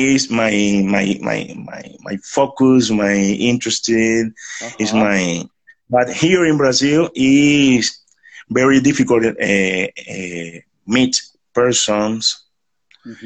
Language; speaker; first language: English; non-native, learner; Spanish